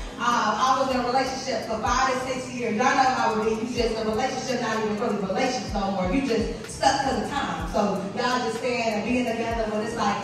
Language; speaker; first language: English; native; English